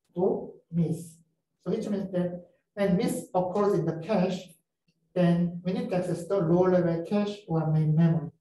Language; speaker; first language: English; non-native, fluent; Korean